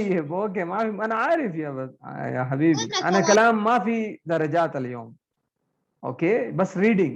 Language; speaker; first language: Arabic; non-native, learner; Urdu